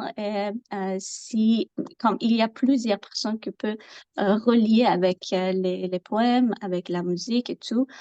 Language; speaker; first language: French; non-native, learner; Persian